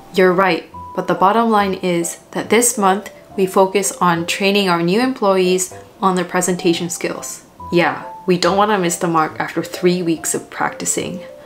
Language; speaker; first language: English; early bilingual, other home language; Japanese